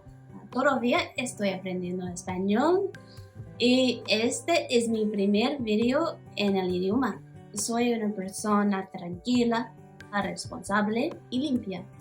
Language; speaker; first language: Spanish; non-native, learner; Māori